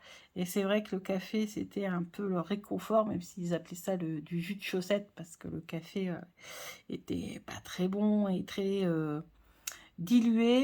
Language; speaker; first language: French; native; French